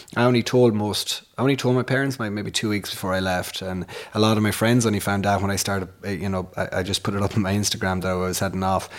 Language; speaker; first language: English; native; English